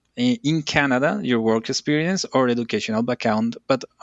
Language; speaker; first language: English; non-native, fluent; Spanish